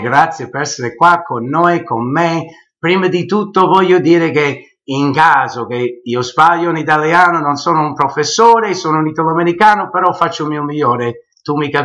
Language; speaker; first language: Italian; early bilingual, heritage; English